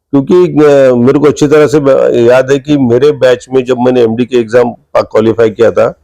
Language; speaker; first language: Hindi; non-native, local second language; Marathi